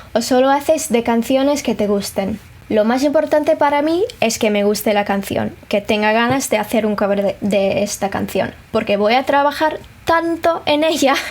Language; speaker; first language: Spanish; non-native, fluent; English